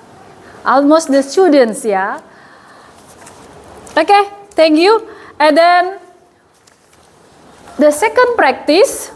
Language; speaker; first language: English; non-native, fluent; Indonesian